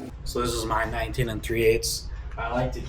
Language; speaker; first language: English; native; English